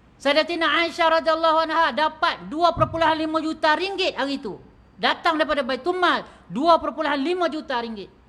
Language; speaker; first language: Malay; native; Malay